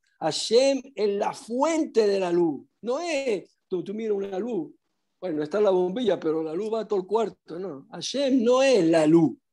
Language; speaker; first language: Spanish; non-native, fluent; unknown